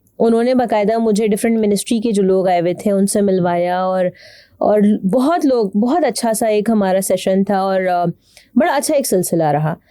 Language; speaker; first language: Urdu; native; Urdu